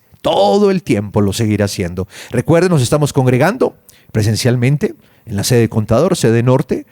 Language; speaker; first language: Spanish; native; Spanish